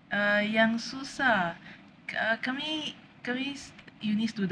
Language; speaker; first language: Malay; non-native, local second language; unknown